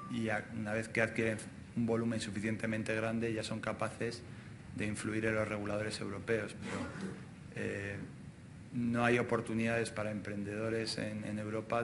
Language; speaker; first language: Spanish; native; Spanish